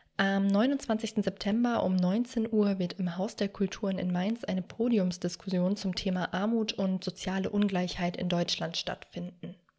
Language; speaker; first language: German; native; German